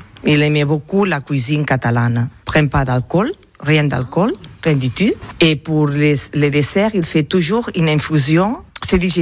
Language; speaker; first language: French; non-native, learner; Catalan